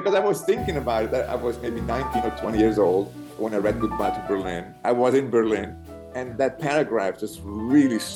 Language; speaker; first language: English; non-native, fluent; Italian